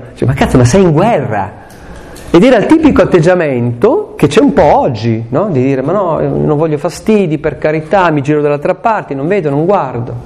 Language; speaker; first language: Italian; non-native, local second language; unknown